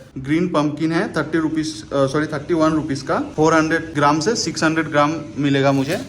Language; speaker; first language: Hindi; non-native, local second language; Bangla